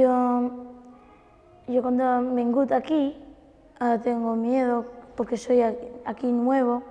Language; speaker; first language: Spanish; non-native, learner; Bangla